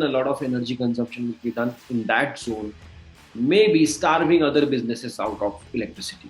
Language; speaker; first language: English; non-native, local second language; Marathi